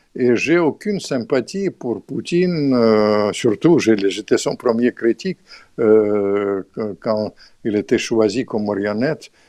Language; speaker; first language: French; non-native, fluent; Russian